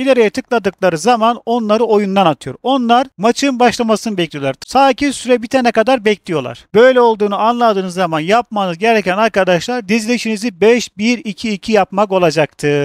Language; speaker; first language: Turkish; native; Turkish